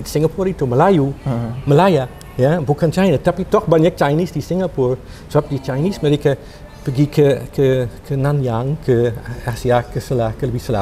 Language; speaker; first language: Indonesian; non-native, fluent; Dutch